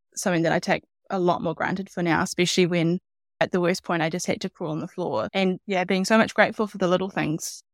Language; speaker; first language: English; native; English